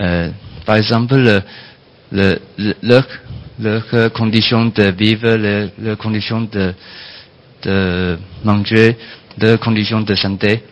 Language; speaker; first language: French; non-native, learner; Chinese